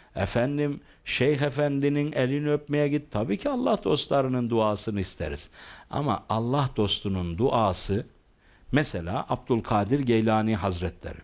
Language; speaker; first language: Turkish; native; Turkish